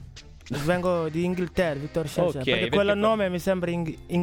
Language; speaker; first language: Italian; non-native, learner; Wolof